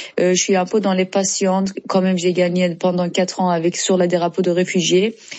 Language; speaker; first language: French; non-native, learner; Persian